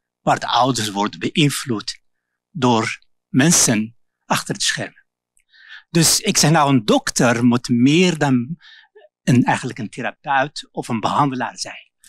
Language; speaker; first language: Dutch; non-native, local second language; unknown